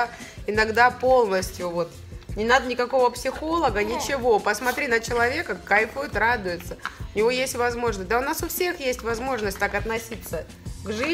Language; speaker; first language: Russian; native; Russian